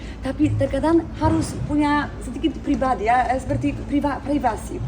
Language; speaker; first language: Indonesian; non-native, learner; Polish